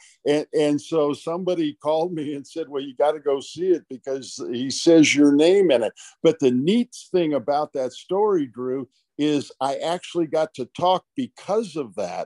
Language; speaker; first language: English; native; English